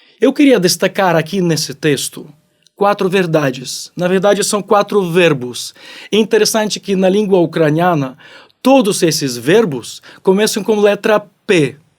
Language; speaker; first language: Portuguese; non-native, fluent; Ukrainian